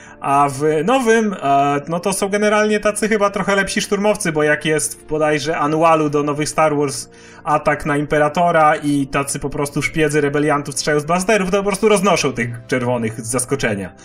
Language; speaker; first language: Polish; native; Polish